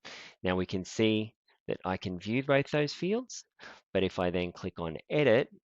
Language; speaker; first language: English; native; English